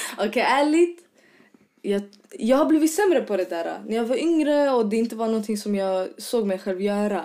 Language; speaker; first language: Swedish; early bilingual, other home language; Arabic